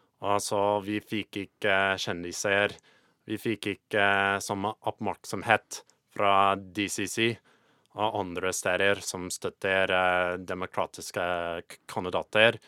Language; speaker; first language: Norwegian; non-native, fluent; English